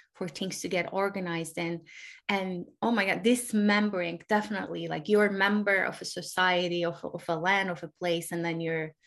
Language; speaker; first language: English; non-native, fluent; Turkish